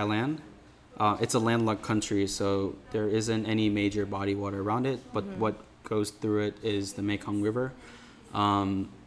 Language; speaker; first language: English; native; English